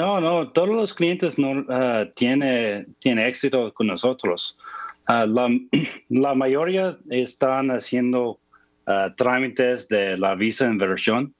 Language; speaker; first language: Spanish; non-native, fluent; English